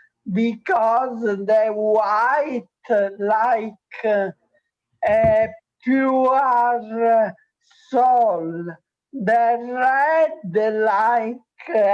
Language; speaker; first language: English; non-native, learner; Italian